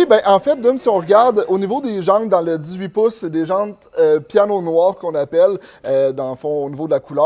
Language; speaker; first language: French; native; French